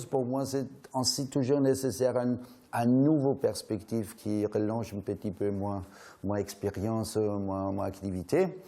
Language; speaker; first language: French; non-native, learner; German